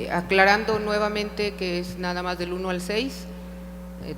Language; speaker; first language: Spanish; native; Spanish